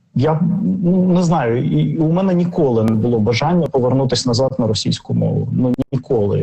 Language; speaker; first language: Ukrainian; non-native, local second language; Russian